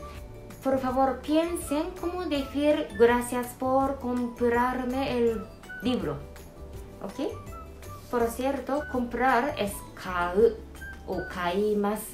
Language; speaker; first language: Spanish; non-native, fluent; Japanese